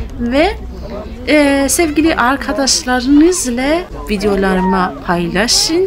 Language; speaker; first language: Turkish; early bilingual, heritage; Turkish